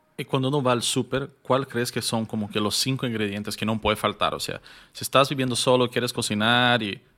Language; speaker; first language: Spanish; native; Spanish